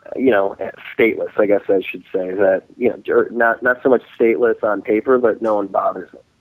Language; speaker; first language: English; early bilingual, other home language; Hindi